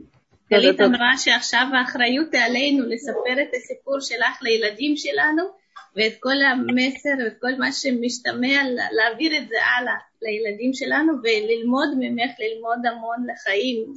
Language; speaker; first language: Hebrew; non-native, fluent; Russian